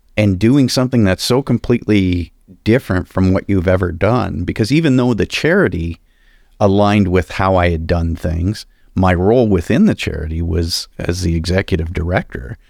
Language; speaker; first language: English; native; English